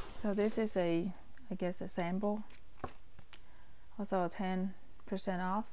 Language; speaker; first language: English; non-native, fluent; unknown